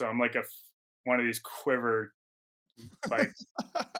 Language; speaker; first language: English; native; English